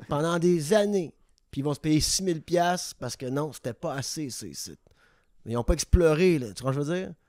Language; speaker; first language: French; native; French